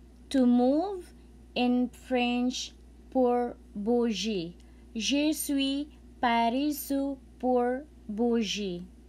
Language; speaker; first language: French; non-native, learner; Cebuano